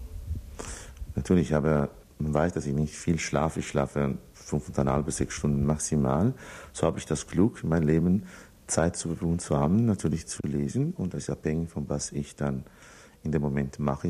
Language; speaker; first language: German; non-native, fluent; Italian